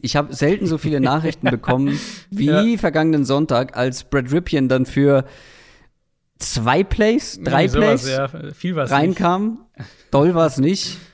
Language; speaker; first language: German; native; German